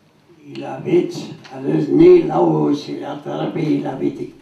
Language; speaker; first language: French; non-native, learner; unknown